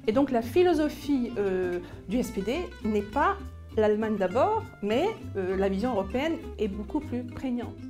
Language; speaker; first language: French; non-native, fluent; German